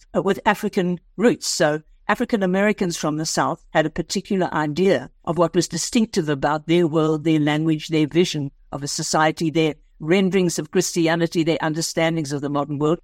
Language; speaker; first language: English; native; English